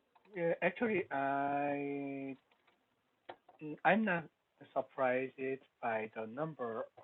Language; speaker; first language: English; non-native, learner; Korean